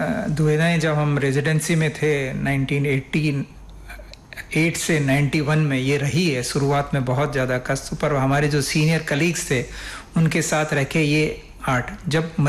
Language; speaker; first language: Hindi; non-native, local second language; Rajasthani